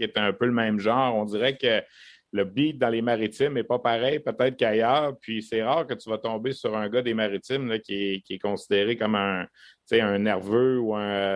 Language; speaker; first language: French; native; French